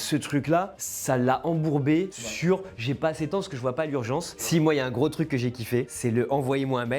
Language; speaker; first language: French; native; French